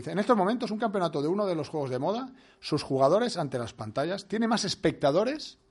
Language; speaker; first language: Spanish; non-native, local second language; Catalan